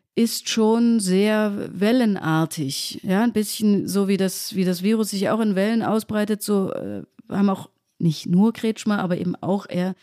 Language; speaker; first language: German; native; German